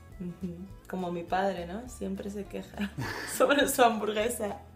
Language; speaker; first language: Spanish; non-native, fluent; English